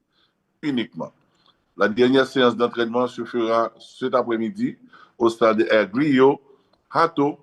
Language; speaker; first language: French; non-native, local second language; Haitian Creole